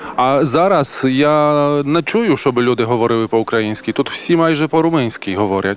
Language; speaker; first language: Ukrainian; non-native, fluent; Polish